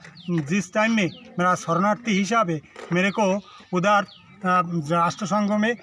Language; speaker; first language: Hindi; non-native, local second language; Bangla